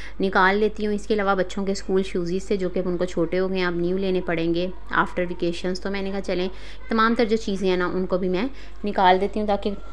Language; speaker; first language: Urdu; native; Urdu